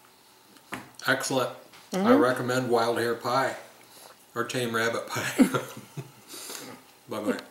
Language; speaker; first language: English; native; English